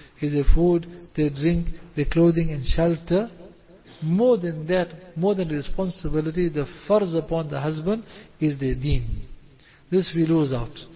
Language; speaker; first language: English; native; English